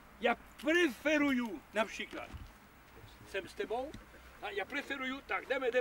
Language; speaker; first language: Czech; non-native, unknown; French